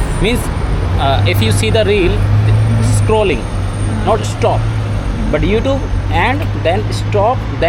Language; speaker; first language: English; non-native, learner; Hindi